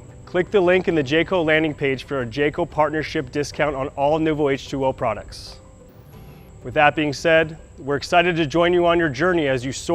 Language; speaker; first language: English; native; English